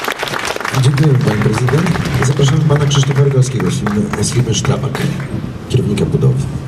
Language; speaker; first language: Polish; native; Polish